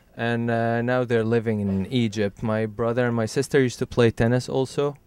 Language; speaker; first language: English; non-native, fluent; Arabic